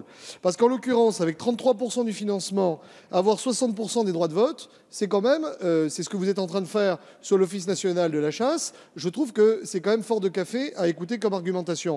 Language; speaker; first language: French; native; French